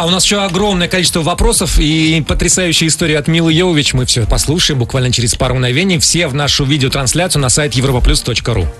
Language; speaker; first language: Russian; native; Russian